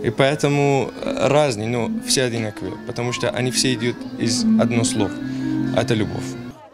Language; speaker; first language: Russian; non-native, fluent; Persian